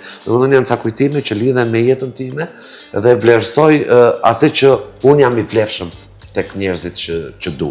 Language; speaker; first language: Albanian; native; Albanian